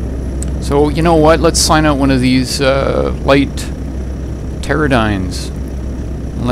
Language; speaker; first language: English; native; English